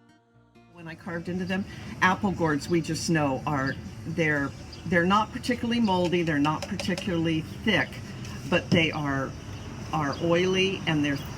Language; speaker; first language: English; native; English